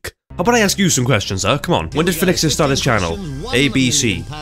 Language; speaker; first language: English; native; English